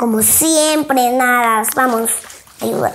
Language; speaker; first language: Spanish; native; Spanish